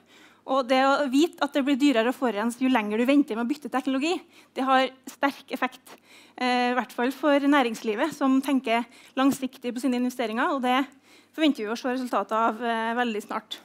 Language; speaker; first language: Norwegian; native; Norwegian